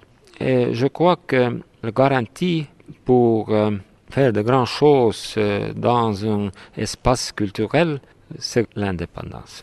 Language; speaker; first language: French; non-native, fluent; Estonian